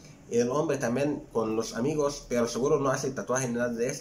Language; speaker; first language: Spanish; non-native, fluent; Arabic